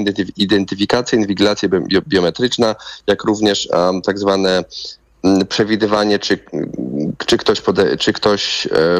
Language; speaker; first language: Polish; native; Polish